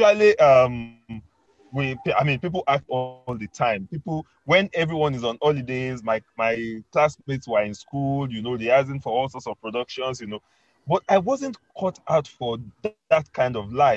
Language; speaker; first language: English; non-native, local second language; Yoruba